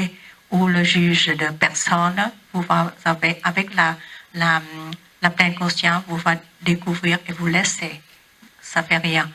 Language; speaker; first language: French; non-native, learner; Vietnamese